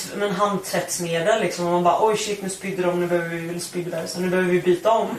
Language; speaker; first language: Swedish; native; Swedish